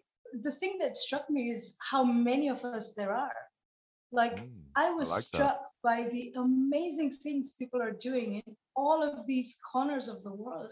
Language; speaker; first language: English; non-native, local second language; Nepali